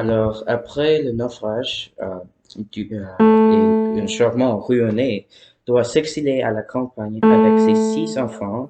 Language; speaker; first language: French; non-native, learner; English